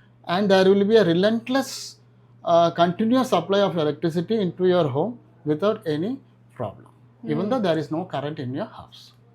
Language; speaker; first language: English; non-native, local second language; Malayalam